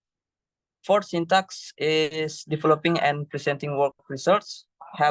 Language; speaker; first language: English; non-native, learner; Indonesian